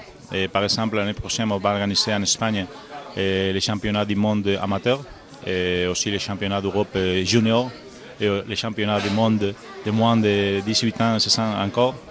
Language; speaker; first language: French; non-native, fluent; Spanish